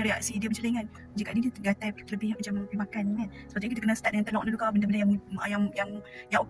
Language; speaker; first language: Malay; native; Malay